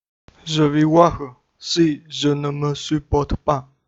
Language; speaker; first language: French; non-native, learner; Chinese